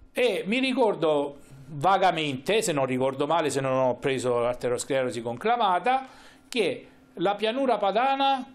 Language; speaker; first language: Italian; native; Italian